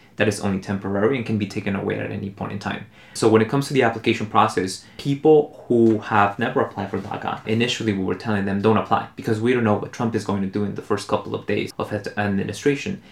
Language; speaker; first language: English; early bilingual, other home language; Spanish